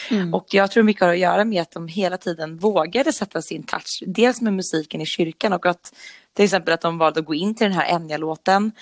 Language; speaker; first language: Swedish; native; Swedish